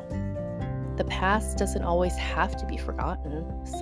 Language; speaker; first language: English; early bilingual, other home language; Chinese